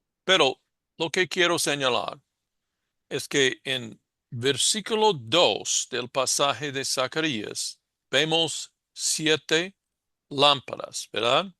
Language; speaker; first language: Spanish; non-native, fluent; English